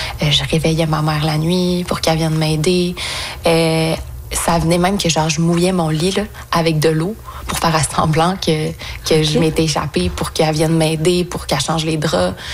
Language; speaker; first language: French; native; French